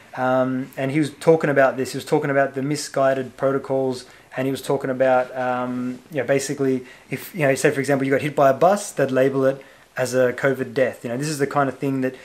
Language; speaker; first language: English; native; English